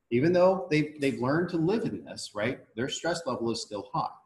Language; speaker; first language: English; native; English